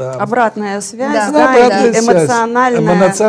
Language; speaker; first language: Russian; native; Russian